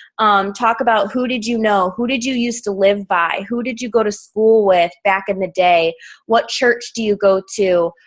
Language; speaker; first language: English; native; English